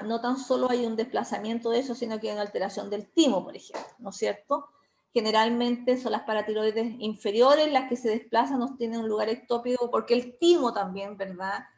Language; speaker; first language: Spanish; native; Spanish